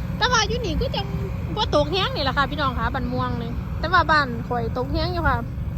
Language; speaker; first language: Thai; non-native, local second language; Northeastern Thai